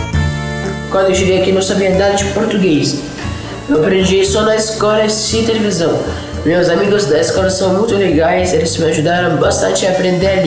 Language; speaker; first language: Portuguese; early bilingual, other home language; Arabic